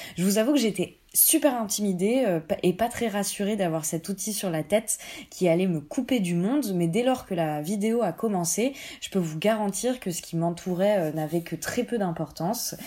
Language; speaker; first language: French; native; French